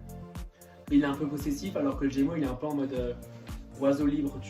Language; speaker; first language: French; native; French